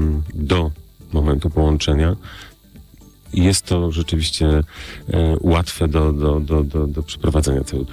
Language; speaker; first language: Polish; native; Polish